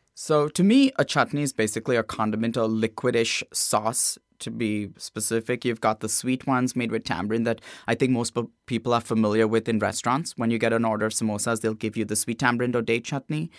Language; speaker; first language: English; non-native, local second language; Hindi